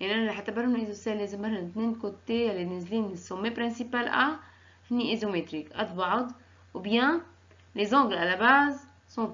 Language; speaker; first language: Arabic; native; Arabic